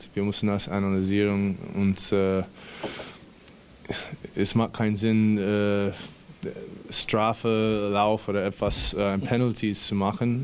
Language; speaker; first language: German; non-native, fluent; English